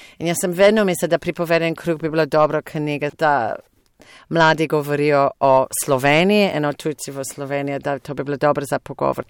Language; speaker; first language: Slovenian; non-native, fluent; English